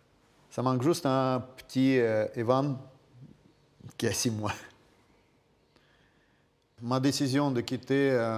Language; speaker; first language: French; non-native, fluent; Russian